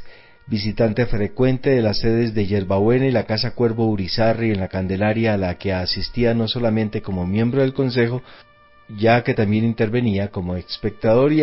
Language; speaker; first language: Spanish; native; Spanish